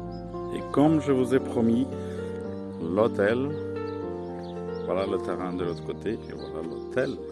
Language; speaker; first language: French; non-native, fluent; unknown